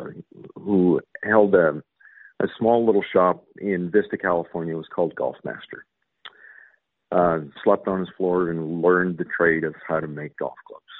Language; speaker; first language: English; native; English